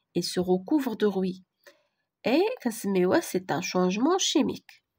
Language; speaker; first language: French; non-native, local second language; Arabic